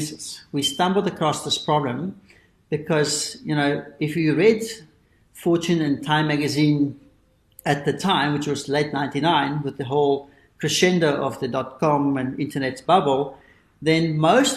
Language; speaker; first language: English; native; English